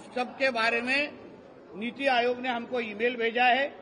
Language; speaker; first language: Hindi; non-native, local second language; Marathi